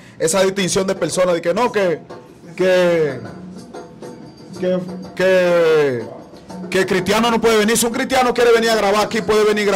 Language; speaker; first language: Spanish; native; Spanish